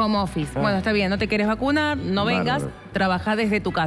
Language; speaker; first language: Spanish; native; Spanish